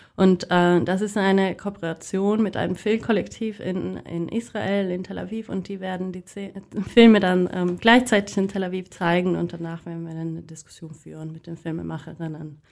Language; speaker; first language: German; non-native, fluent; Swedish